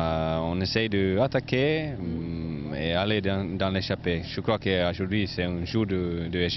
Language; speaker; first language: French; non-native, learner; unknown